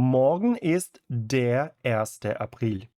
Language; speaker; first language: German; non-native, fluent; Ukrainian